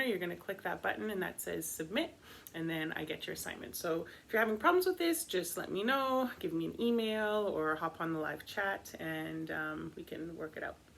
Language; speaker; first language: English; native; English